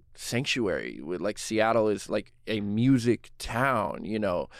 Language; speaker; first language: English; native; English